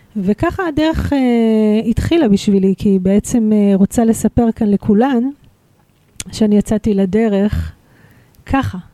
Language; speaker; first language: Hebrew; early bilingual, other home language; Russian